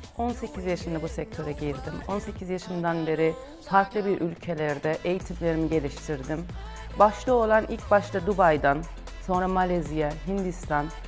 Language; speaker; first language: Turkish; non-native, fluent; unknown